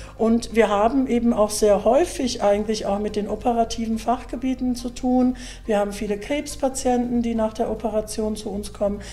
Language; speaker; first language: German; early bilingual, other home language; Turkish